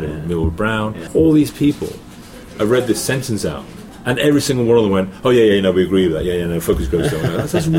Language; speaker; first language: English; native; English